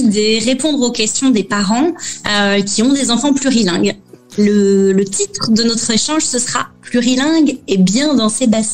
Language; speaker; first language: French; native; French